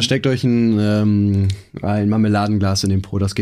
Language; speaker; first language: German; native; German